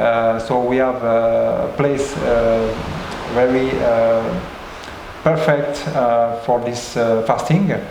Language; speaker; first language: English; non-native, learner; French